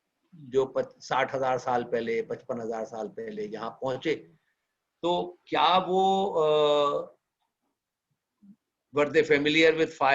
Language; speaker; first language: Hindi; native; Hindi